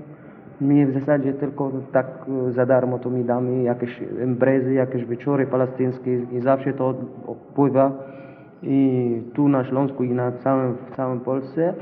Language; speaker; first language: Polish; non-native, learner; Arabic